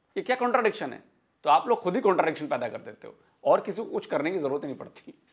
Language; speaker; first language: Hindi; native; Hindi